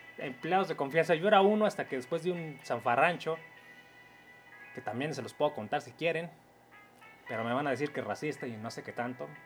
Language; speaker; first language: Spanish; native; Spanish